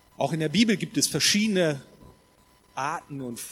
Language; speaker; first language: German; native; German